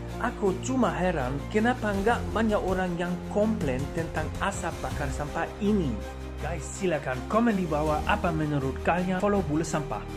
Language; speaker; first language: Indonesian; non-native, fluent; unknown